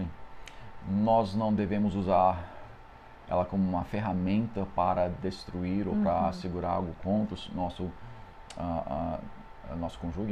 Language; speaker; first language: Portuguese; non-native, fluent; English